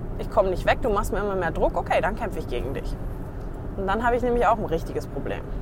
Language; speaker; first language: German; native; German